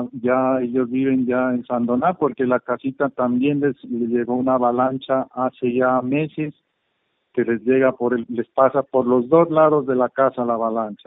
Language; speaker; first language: Spanish; native; Spanish